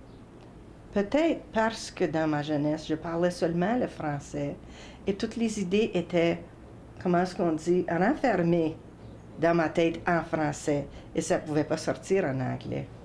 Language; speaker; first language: French; early bilingual, heritage; French